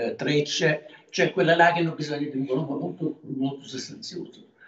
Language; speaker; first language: Italian; native; Italian